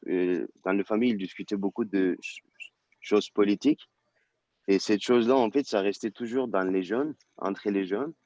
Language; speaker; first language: French; non-native, learner; Turkish